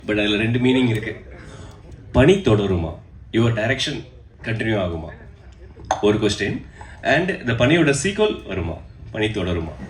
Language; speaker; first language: Tamil; native; Tamil